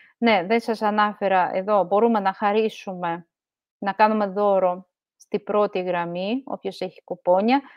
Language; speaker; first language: Greek; non-native, fluent; Russian